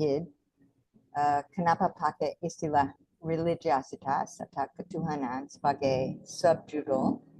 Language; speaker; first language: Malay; non-native, fluent; English